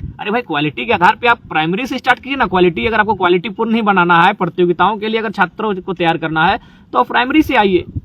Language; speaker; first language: Hindi; non-native, local second language; Magahi